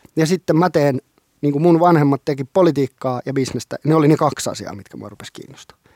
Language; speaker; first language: Finnish; non-native, local second language; Swedish